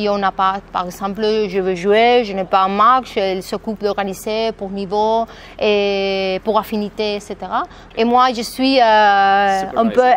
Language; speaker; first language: French; non-native, fluent; Spanish